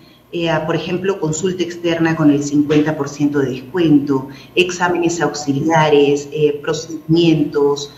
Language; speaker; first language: Spanish; native; Spanish